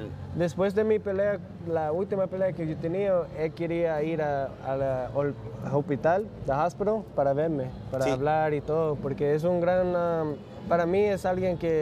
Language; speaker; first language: Spanish; early bilingual, heritage; English